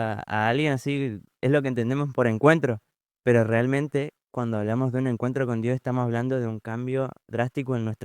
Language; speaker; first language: Spanish; native; Spanish